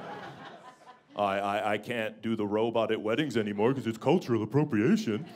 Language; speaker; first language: English; native; English